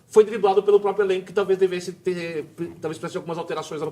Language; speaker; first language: Portuguese; native; Portuguese